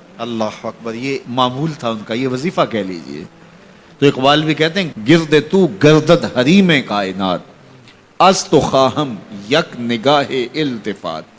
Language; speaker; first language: Urdu; non-native, local second language; Punjabi